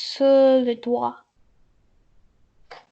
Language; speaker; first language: French; non-native, learner; English